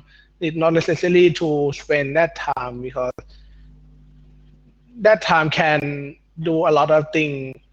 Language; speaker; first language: English; non-native, learner; Thai